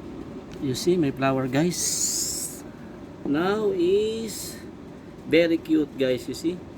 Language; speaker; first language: English; non-native, learner; Filipino